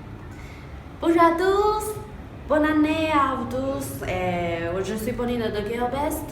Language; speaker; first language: French; non-native, fluent; Chinese